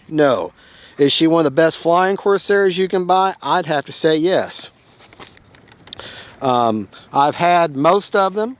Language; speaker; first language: English; native; English